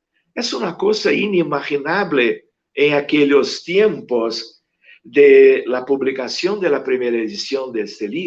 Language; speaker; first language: Spanish; non-native, fluent; Portuguese